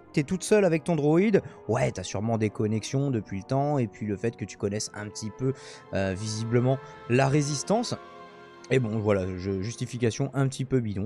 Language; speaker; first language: French; native; French